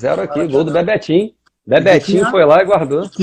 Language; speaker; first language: Portuguese; native; Portuguese